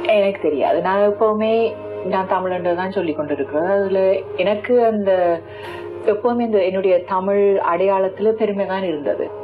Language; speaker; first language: Tamil; early bilingual, heritage; Tamil